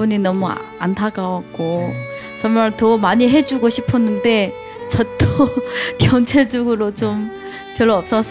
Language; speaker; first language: Korean; non-native, learner; Chinese